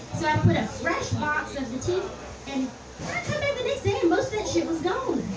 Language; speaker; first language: English; native; English